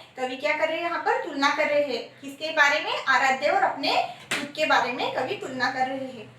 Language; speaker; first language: Hindi; non-native, local second language; Marathi